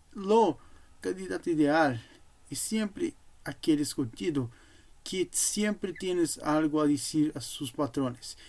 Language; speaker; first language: Portuguese; non-native, learner; Spanish